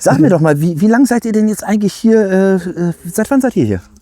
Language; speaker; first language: German; native; German